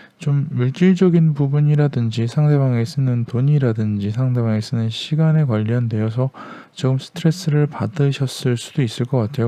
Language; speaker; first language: Korean; native; Korean